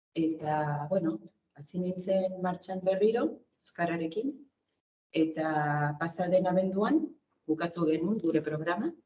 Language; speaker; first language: Basque; non-native, fluent; Spanish